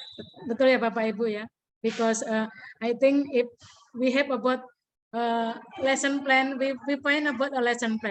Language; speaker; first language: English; non-native, learner; Indonesian